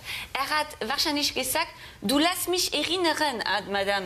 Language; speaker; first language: German; non-native, fluent; French